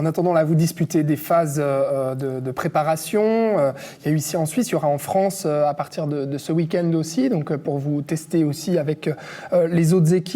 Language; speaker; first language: French; native; French